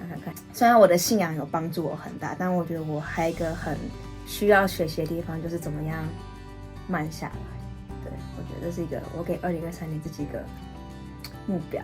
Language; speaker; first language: Chinese; native; Chinese